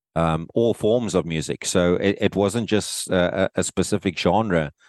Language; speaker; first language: English; native; English